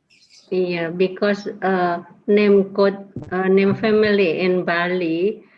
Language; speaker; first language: English; non-native, learner; Indonesian